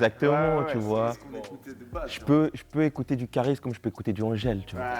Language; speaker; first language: French; native; French